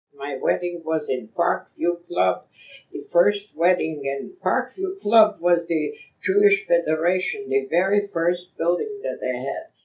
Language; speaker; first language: English; non-native, fluent; Yiddish